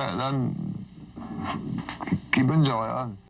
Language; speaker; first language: Korean; non-native, fluent; English